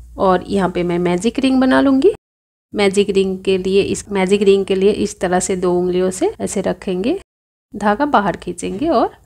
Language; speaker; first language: Hindi; non-native, local second language; Bangla